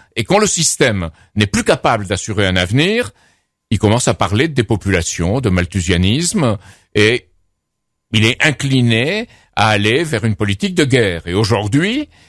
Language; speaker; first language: French; native; French